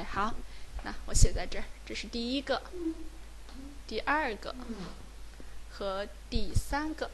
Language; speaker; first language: Chinese; native; Chinese